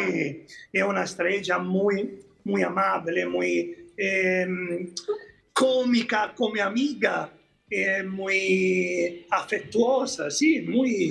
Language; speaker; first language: Spanish; non-native, learner; Italian